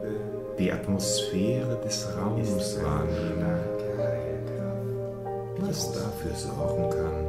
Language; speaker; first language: German; native; German